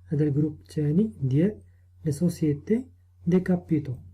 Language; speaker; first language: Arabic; native; Arabic